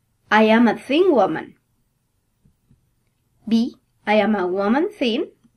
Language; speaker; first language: English; non-native, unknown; Spanish